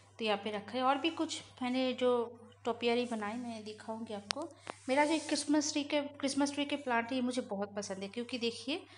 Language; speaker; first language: Hindi; non-native, local second language; Bangla